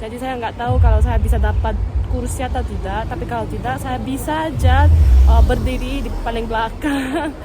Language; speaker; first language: Indonesian; non-native, fluent; Korean